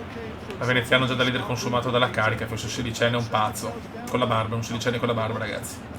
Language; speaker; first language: Italian; native; Italian